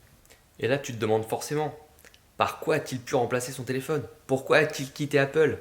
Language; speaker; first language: French; native; French